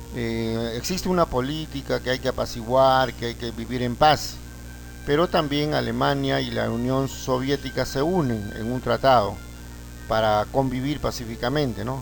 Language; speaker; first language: Spanish; native; Spanish